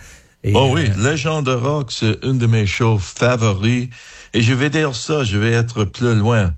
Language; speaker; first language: French; non-native, fluent; English